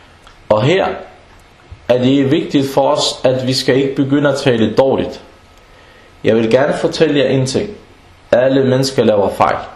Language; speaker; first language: Danish; non-native, local second language; Arabic